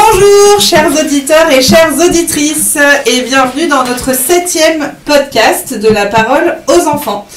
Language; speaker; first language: French; native; French